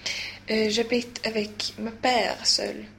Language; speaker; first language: French; non-native, learner; Swedish